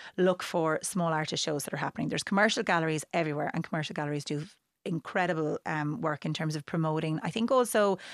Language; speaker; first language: English; native; English